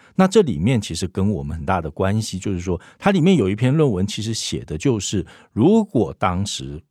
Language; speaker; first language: Chinese; native; Chinese